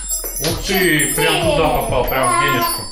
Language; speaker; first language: Russian; native; Russian